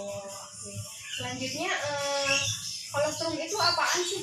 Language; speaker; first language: Indonesian; native; Indonesian